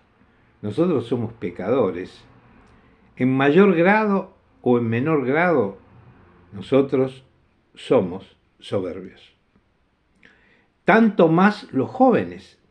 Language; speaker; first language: Spanish; non-native, fluent; Italian